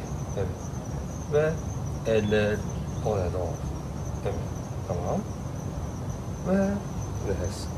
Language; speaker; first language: Turkish; non-native, learner; Japanese